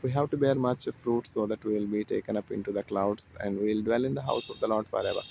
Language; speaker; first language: English; non-native, local second language; Telugu